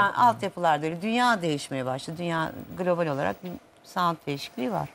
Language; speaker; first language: Turkish; native; Turkish